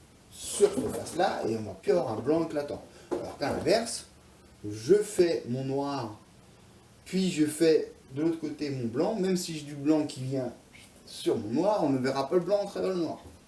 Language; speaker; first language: French; native; French